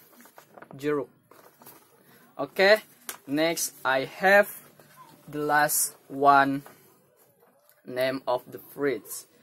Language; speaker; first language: English; non-native, learner; Indonesian